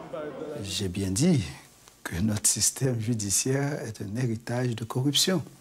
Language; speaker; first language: French; non-native, local second language; Haitian Creole